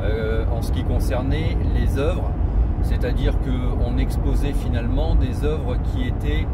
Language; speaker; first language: French; native; French